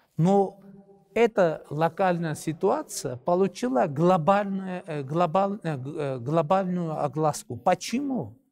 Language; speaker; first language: Russian; non-native, local second language; Armenian